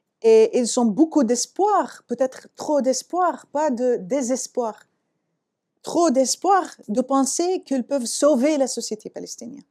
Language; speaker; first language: French; non-native, fluent; Arabic